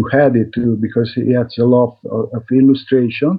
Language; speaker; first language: English; non-native, fluent; Italian